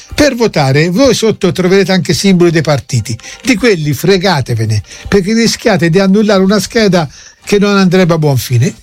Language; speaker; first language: Italian; native; Italian